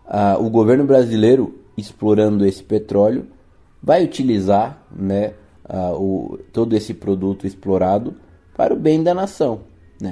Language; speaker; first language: Portuguese; native; Portuguese